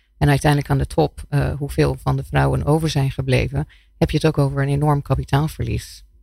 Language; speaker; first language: Dutch; non-native, fluent; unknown